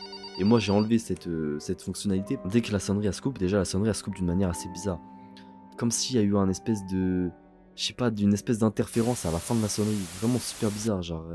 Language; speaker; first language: French; native; French